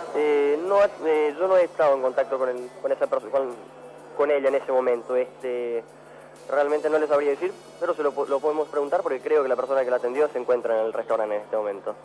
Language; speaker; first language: Spanish; non-native, fluent; Portuguese